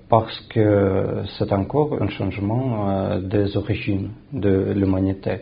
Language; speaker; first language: French; non-native, fluent; Russian